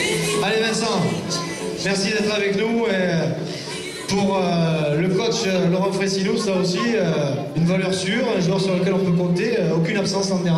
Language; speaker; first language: French; native; French